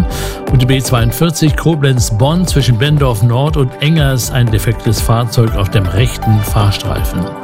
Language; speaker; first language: German; native; German